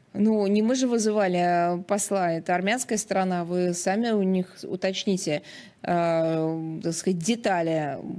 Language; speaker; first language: Russian; native; Russian